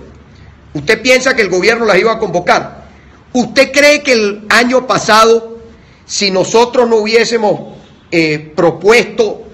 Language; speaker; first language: Spanish; native; Spanish